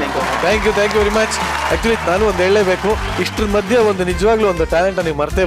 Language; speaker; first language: Kannada; native; Kannada